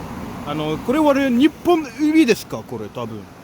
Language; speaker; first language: Japanese; non-native, fluent; French